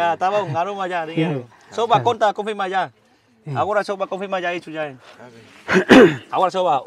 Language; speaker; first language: Portuguese; non-native, learner; Vietnamese